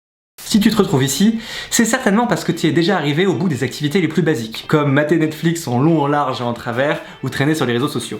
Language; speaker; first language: French; native; French